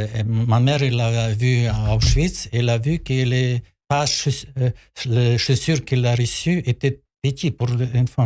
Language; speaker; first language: French; non-native, learner; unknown